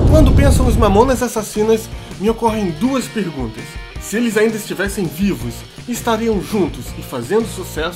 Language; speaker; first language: Portuguese; native; Portuguese